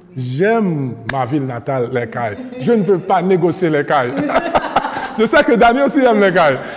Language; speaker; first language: French; non-native, local second language; Haitian Creole